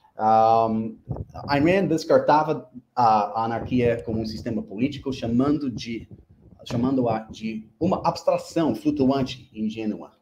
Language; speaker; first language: Portuguese; non-native, fluent; English